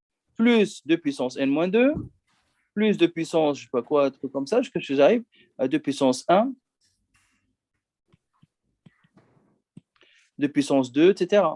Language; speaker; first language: French; native; French